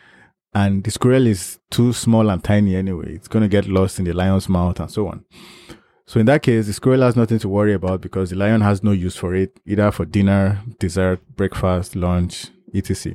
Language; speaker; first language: English; non-native, local second language; Yoruba